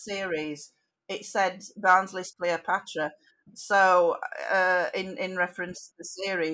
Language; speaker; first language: English; native; English